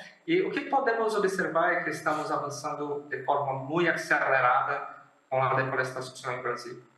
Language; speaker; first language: Spanish; non-native, fluent; Portuguese